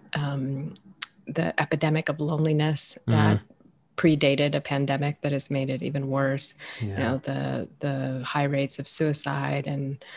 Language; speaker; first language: English; native; English